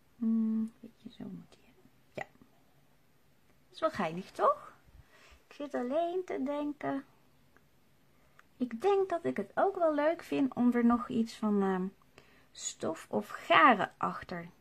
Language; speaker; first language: Dutch; native; Dutch